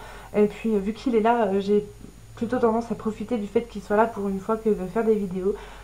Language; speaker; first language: French; native; French